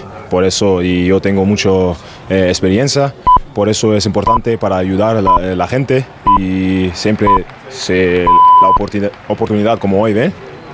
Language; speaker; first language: Spanish; non-native, learner; German